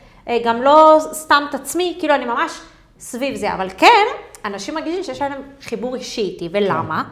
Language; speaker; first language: Hebrew; native; Hebrew